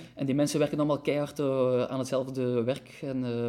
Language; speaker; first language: Dutch; native; Dutch